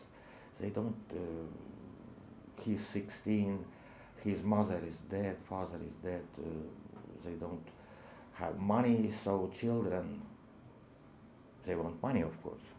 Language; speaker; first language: English; non-native, learner; Estonian